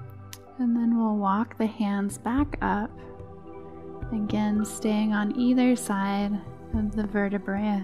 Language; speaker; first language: English; native; English